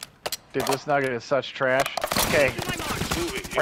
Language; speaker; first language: English; native; English